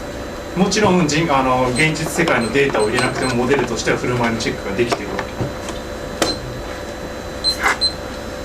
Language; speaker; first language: Japanese; native; Japanese